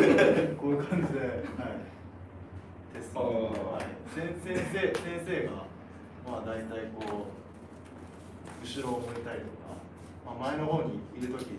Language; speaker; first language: Japanese; native; Japanese